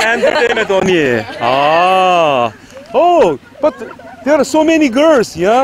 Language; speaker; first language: English; non-native, learner; Korean